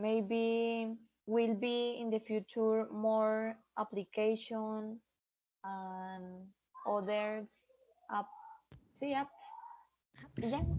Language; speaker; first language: English; non-native, learner; Spanish